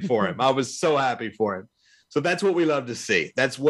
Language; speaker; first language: English; native; English